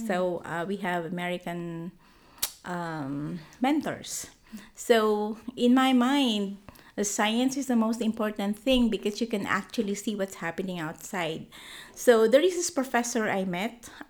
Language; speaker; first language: English; non-native, local second language; Filipino